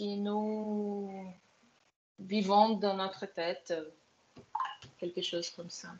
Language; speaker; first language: French; non-native, fluent; Portuguese